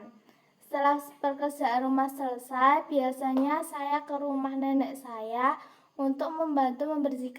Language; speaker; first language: Indonesian; non-native, local second language; Javanese